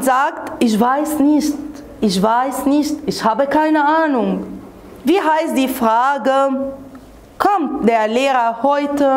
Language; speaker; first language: German; non-native, fluent; Arabic